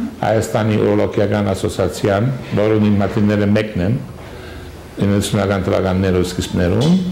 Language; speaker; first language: Armenian; early bilingual, heritage; Armenian